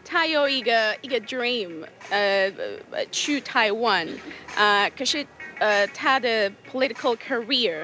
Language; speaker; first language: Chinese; non-native, learner; Spanish